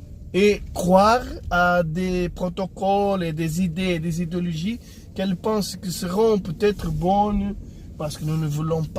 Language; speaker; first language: French; non-native, fluent; Portuguese